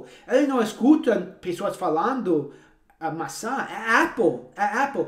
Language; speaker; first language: Portuguese; non-native, fluent; English